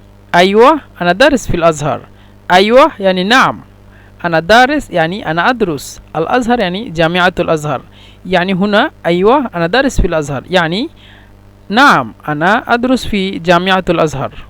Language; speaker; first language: Arabic; non-native, fluent; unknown